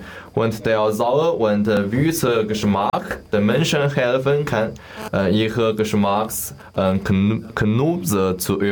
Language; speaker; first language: German; non-native, learner; Chinese